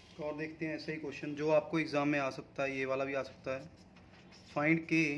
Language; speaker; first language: Hindi; non-native, local second language; Punjabi